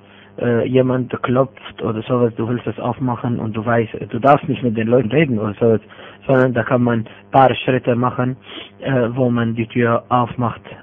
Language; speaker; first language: German; non-native, fluent; Arabic